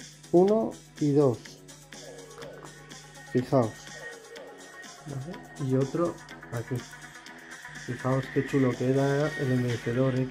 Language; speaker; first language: Spanish; native; Spanish